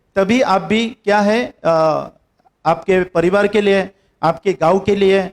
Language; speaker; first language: Hindi; non-native, local second language; Assamese